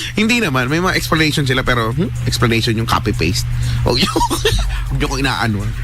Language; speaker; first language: Filipino; native; Filipino